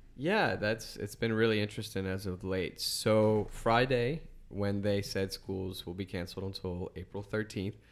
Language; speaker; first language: English; native; English